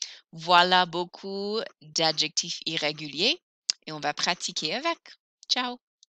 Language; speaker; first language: French; non-native, fluent; English